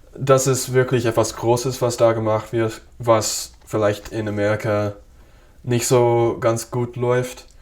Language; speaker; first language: German; non-native, fluent; English